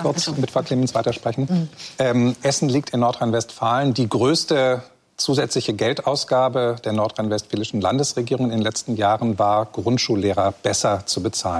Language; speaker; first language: German; native; German